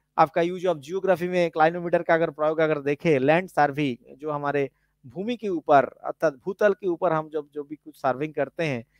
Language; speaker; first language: Hindi; non-native, local second language; Bangla